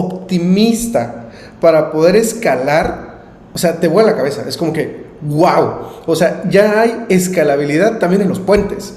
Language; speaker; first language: Spanish; native; Spanish